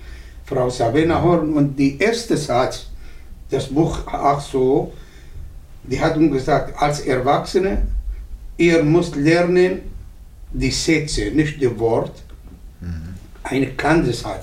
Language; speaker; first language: German; non-native, learner; Arabic